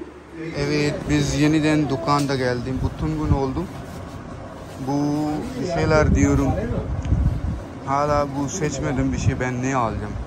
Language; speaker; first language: Turkish; non-native, learner; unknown